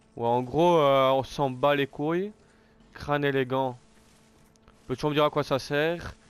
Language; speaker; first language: French; native; French